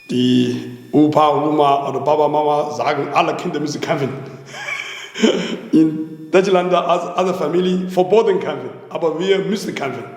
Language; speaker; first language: German; non-native, learner; Chinese